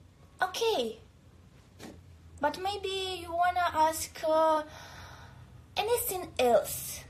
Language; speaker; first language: English; non-native, learner; Russian